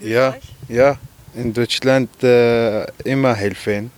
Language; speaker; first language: German; non-native, learner; Arabic